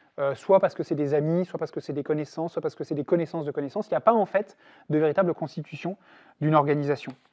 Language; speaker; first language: French; native; French